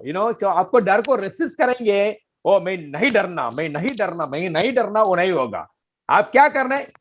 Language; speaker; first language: Hindi; non-native, fluent; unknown